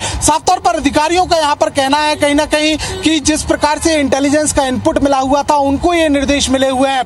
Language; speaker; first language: Hindi; native; Hindi